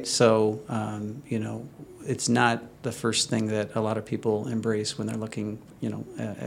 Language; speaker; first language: English; native; English